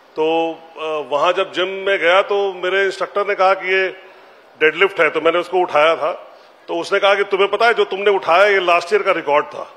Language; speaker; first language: Hindi; native; Hindi